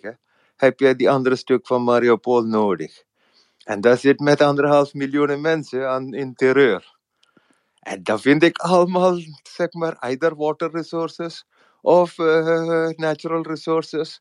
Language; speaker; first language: Dutch; non-native, fluent; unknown